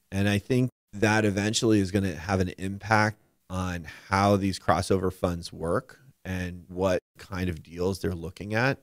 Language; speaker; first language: English; native; English